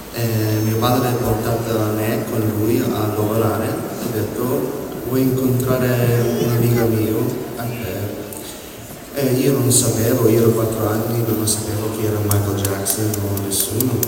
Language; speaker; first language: Italian; non-native, learner; English